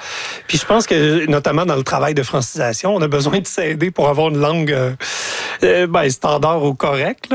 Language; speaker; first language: French; native; French